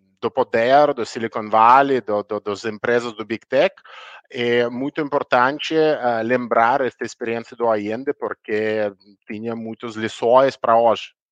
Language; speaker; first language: Portuguese; non-native, learner; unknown